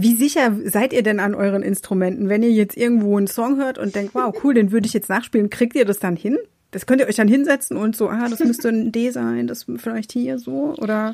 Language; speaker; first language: German; native; German